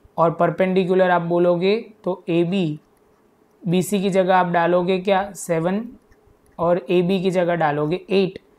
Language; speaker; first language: Hindi; non-native, local second language; Gujarati